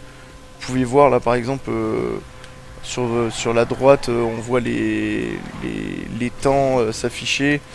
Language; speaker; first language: French; native; French